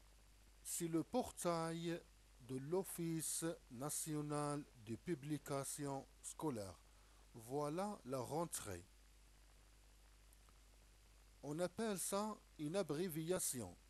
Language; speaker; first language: French; non-native, local second language; Arabic